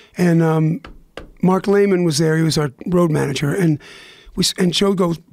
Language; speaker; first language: English; native; English